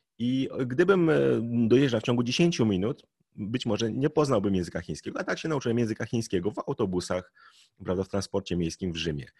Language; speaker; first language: Polish; native; Polish